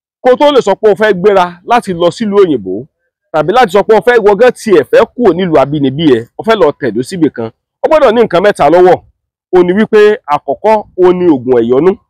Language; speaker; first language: Yoruba; native; Yoruba